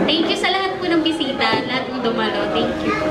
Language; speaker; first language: Filipino; native; Filipino